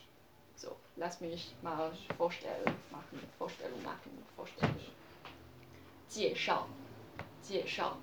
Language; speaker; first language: German; non-native, learner; Chinese